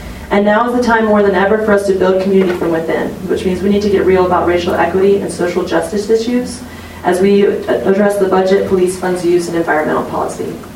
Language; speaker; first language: English; native; English